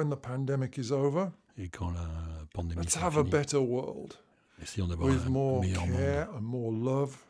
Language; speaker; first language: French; non-native, learner; English